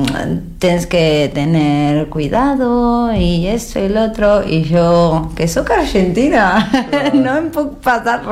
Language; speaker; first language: Catalan; non-native, learner; Spanish